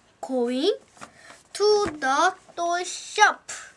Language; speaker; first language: English; non-native, learner; Korean